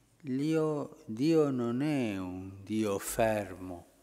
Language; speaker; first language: Italian; early bilingual, heritage; Spanish